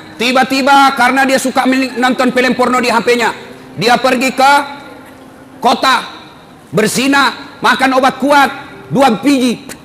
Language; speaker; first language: Indonesian; non-native, local second language; Buginese